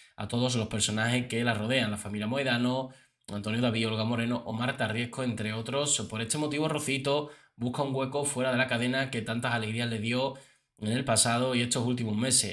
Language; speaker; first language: Spanish; native; Spanish